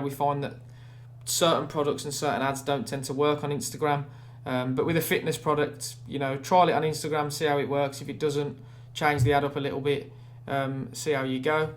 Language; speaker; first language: English; native; English